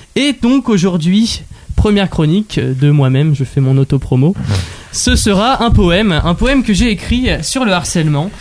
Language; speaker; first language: French; native; French